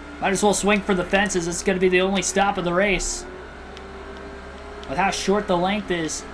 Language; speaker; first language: English; native; English